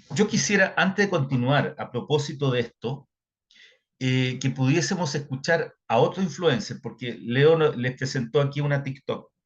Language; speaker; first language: Spanish; native; Spanish